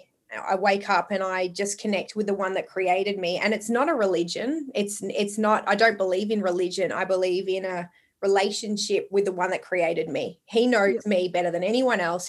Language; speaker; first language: English; native; English